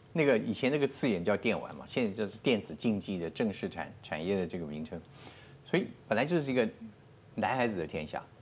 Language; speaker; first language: Chinese; native; Chinese